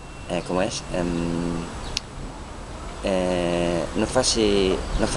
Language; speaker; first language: French; non-native, learner; Spanish